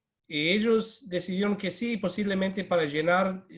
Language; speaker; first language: Spanish; non-native, fluent; English